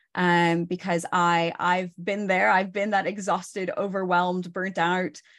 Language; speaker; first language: English; native; English